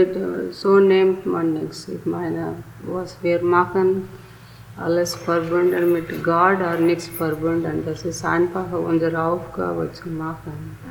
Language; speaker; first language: German; non-native, learner; Telugu